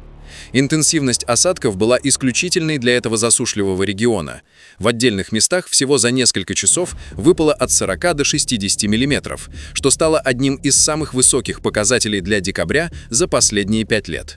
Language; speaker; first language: Russian; native; Russian